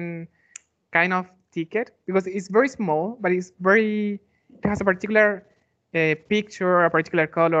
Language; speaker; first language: English; non-native, fluent; Spanish